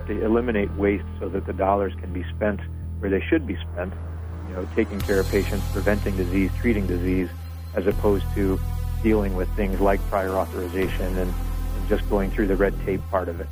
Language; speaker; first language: English; native; English